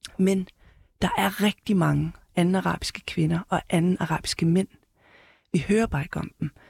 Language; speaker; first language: Danish; early bilingual, heritage; Danish